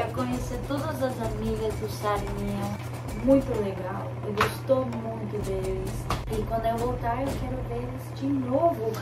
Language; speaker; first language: Portuguese; early bilingual, heritage; English